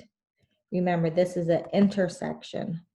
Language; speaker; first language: English; native; English